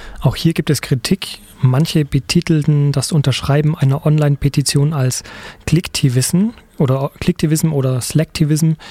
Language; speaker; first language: German; native; German